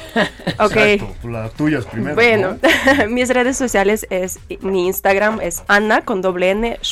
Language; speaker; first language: Spanish; non-native, fluent; Ukrainian